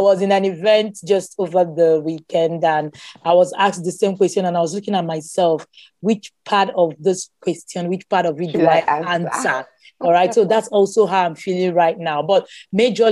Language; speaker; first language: English; non-native, local second language; Igbo